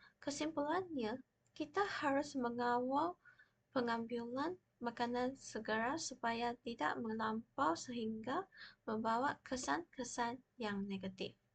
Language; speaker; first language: Malay; non-native, local second language; Chinese